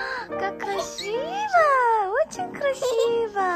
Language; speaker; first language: Russian; non-native, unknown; Korean